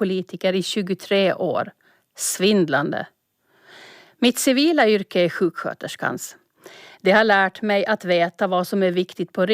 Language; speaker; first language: Swedish; native; Swedish